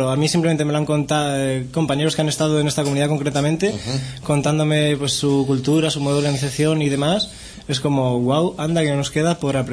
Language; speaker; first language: Spanish; native; Spanish